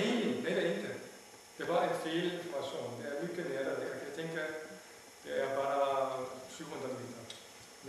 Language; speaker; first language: Swedish; non-native, learner; German